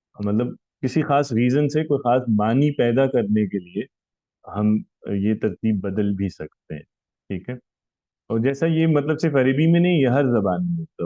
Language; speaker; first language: Urdu; native; Urdu